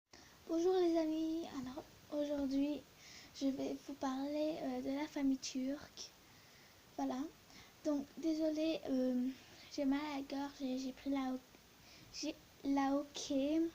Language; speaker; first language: French; early bilingual, other home language; Turkish